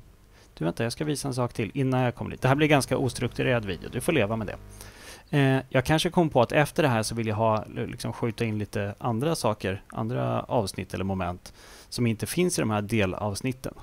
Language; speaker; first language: Swedish; native; Swedish